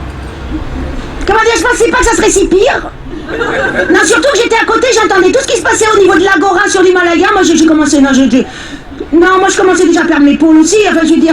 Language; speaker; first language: French; native; French